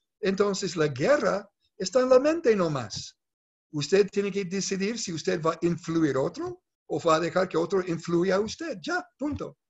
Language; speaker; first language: Spanish; non-native, fluent; English